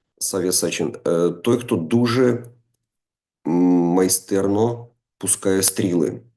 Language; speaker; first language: Ukrainian; non-native, local second language; Russian